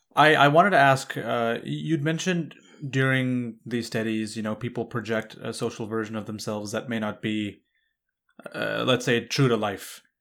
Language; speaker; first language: English; native; English